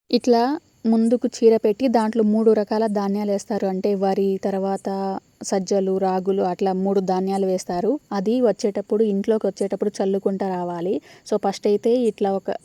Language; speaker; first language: Telugu; non-native, local second language; Lambadi